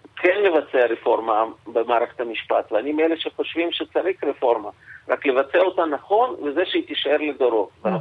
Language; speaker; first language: Hebrew; non-native, fluent; Russian